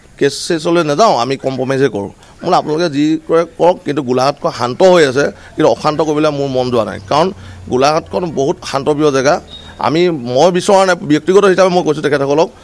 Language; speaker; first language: Assamese; native; Assamese